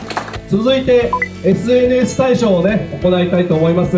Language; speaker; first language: Japanese; native; Japanese